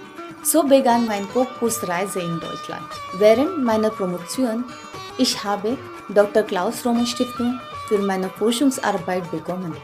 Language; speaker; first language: German; non-native, fluent; Marathi